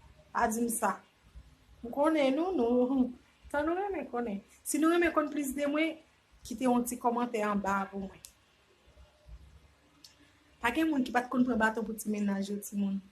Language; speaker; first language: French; non-native, learner; Haitian Creole